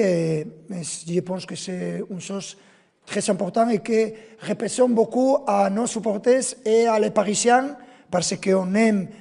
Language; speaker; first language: French; non-native, fluent; Spanish